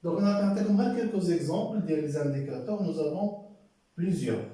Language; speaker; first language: French; non-native, local second language; Arabic